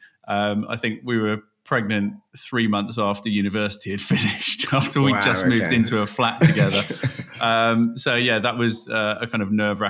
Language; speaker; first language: English; native; English